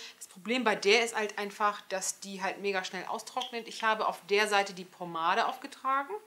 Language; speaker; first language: German; early bilingual, other home language; Turkish